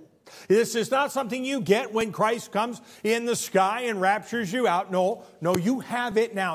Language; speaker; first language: English; native; English